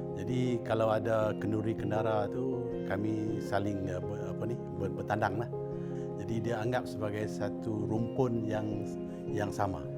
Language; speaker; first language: Malay; non-native, local second language; Thai